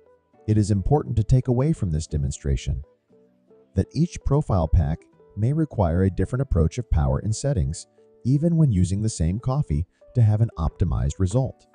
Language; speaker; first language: English; native; English